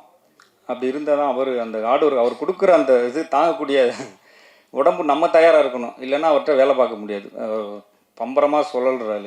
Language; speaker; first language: Tamil; native; Tamil